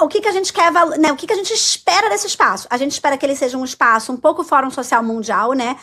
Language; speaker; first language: Portuguese; native; Portuguese